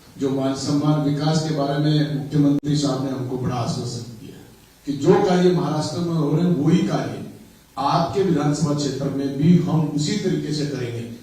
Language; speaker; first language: Hindi; native; Hindi